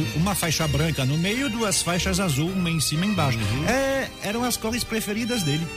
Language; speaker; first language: Portuguese; non-native, fluent; French